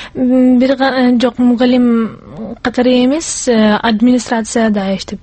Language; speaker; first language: Kyrgyz; non-native, local second language; Russian